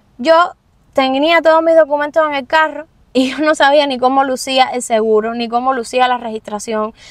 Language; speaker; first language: Spanish; native; Spanish